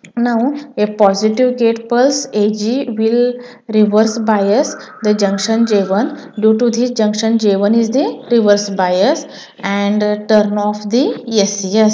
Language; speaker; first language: English; non-native, local second language; Marathi